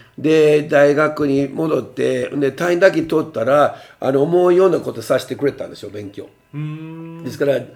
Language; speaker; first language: Japanese; non-native, fluent; English